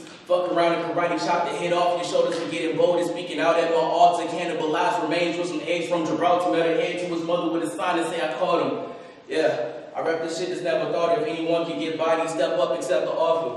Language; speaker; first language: English; native; English